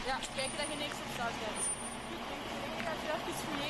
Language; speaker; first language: Dutch; native; Dutch